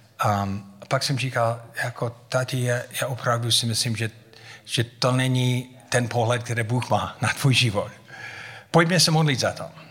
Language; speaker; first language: Czech; non-native, fluent; English